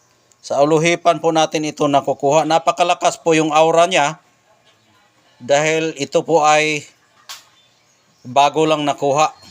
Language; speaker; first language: Filipino; non-native, local second language; Cebuano